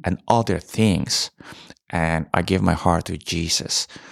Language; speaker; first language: English; non-native, fluent; Persian